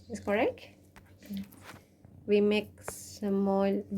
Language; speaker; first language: English; non-native, fluent; Indonesian